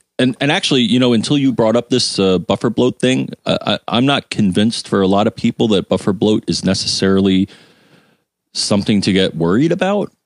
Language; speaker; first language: English; native; English